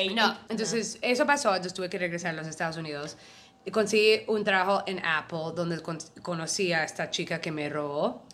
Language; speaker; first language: Spanish; early bilingual, heritage; Spanish